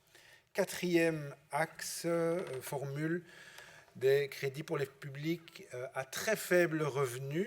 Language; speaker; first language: French; native; French